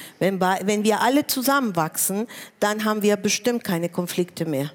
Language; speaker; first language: German; non-native, fluent; Spanish